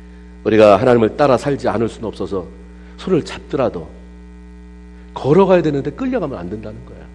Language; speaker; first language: Korean; native; Korean